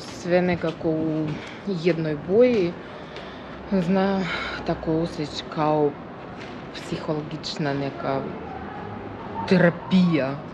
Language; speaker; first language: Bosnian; non-native, fluent; Russian